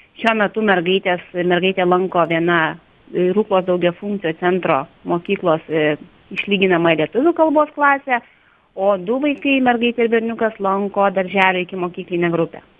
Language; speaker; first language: Lithuanian; native; Lithuanian